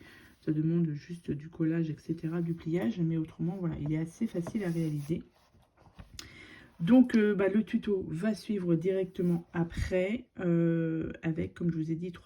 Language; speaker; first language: French; native; French